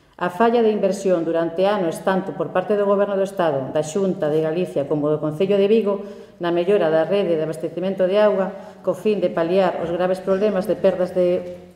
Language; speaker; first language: Galician; native; Galician